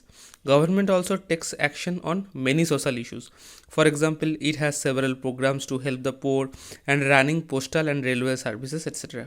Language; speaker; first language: English; non-native, local second language; Hindi